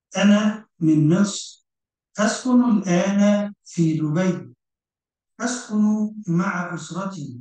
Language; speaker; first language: Arabic; non-native, learner; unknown